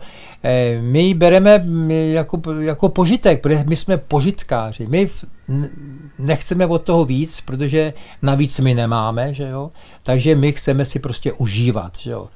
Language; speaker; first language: Czech; native; Czech